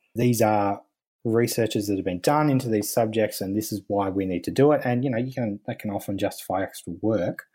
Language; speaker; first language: English; native; English